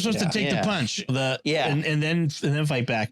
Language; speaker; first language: English; native; English